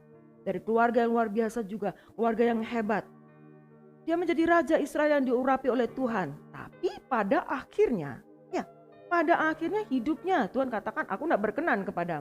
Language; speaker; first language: Indonesian; native; Indonesian